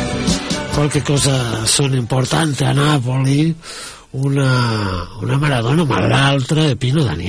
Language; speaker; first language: Italian; non-native, fluent; Catalan